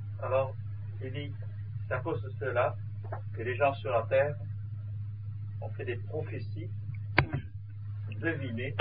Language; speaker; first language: French; non-native, fluent; Vietnamese